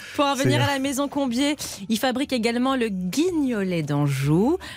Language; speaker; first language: French; native; French